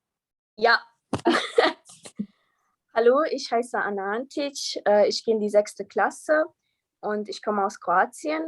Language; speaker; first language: German; non-native, learner; Croatian